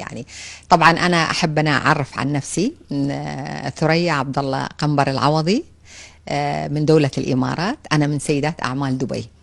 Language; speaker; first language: Arabic; native; Arabic